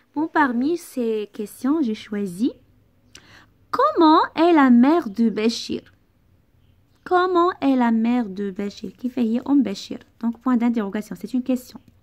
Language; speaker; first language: French; non-native, local second language; Arabic